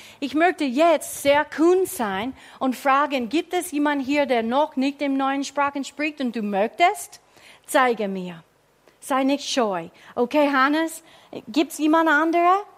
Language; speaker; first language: German; non-native, fluent; English